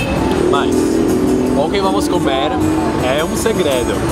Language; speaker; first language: Portuguese; non-native, fluent; Czech